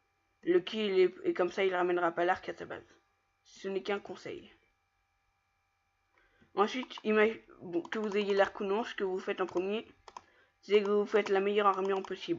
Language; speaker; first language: French; native; French